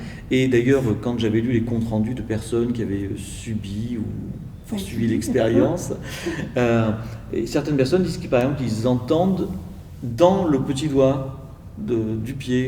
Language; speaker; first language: French; native; French